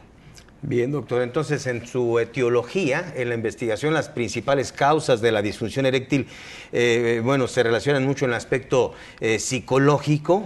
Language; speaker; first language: Spanish; native; Spanish